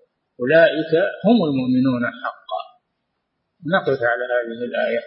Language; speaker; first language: Arabic; native; Arabic